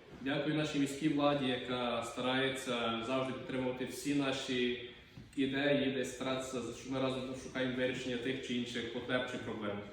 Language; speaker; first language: Ukrainian; native; Ukrainian